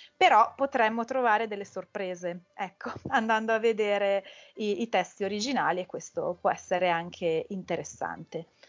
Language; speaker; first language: Italian; native; Italian